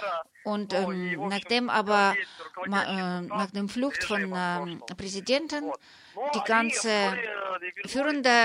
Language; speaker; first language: German; non-native, fluent; Russian